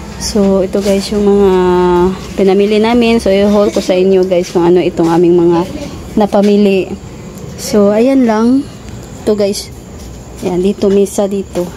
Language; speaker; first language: Filipino; non-native, local second language; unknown